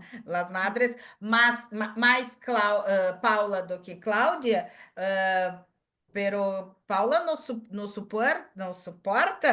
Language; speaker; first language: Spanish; non-native, learner; Portuguese